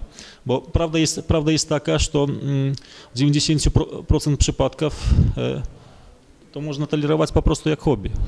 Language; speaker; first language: Polish; non-native, fluent; Russian